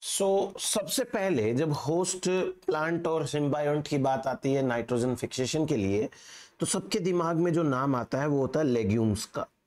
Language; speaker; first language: Hindi; native; Hindi